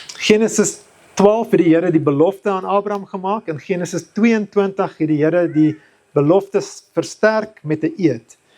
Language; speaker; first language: Afrikaans; non-native, local second language; English